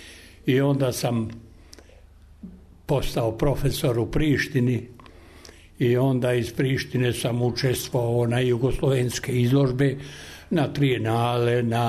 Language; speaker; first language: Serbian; non-native, local second language; Albanian